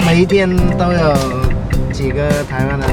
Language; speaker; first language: Chinese; non-native, learner; Vietnamese